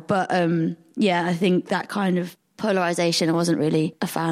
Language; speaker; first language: English; native; English